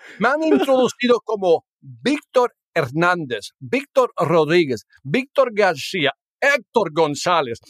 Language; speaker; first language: Spanish; early bilingual, heritage; Spanish